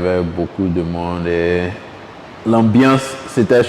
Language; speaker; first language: French; non-native, local second language; Ewe